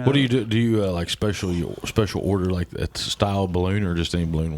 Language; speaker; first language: English; native; English